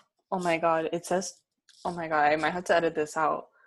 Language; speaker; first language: English; early bilingual, other home language; Spanish